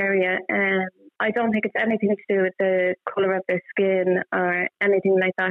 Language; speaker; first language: English; native; English